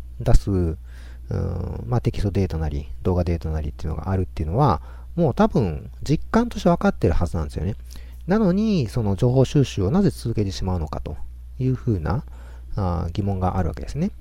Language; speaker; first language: Japanese; native; Japanese